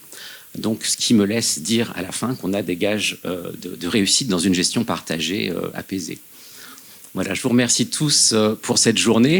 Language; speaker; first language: French; native; French